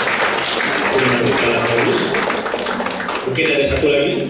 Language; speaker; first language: Indonesian; native; Indonesian